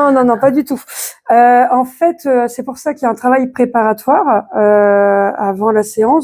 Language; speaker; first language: French; native; French